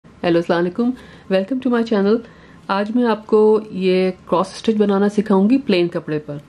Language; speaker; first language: Urdu; native; Urdu